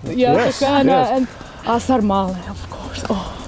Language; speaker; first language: English; non-native, fluent; Latvian